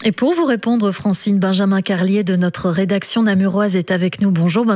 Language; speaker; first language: French; native; French